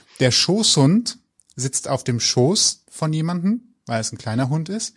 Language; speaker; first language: German; native; German